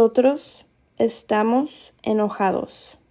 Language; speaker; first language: Spanish; non-native, fluent; English